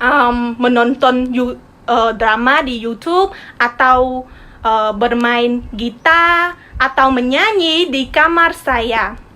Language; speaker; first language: Indonesian; non-native, learner; Khmer